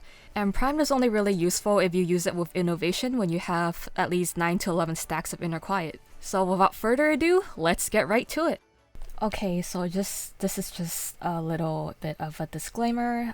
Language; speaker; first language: English; native; English